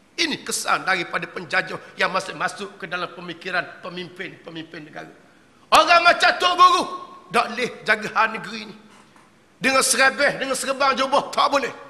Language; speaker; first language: Malay; native; Malay